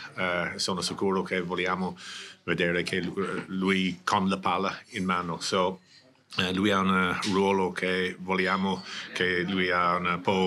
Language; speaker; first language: Italian; non-native, learner; English